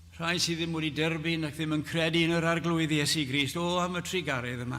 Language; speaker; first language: Welsh; native; Welsh